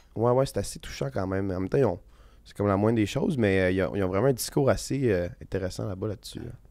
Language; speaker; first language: French; native; French